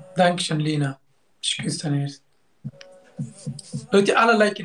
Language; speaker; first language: German; non-native, learner; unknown